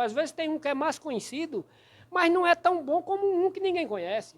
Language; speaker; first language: Portuguese; native; Portuguese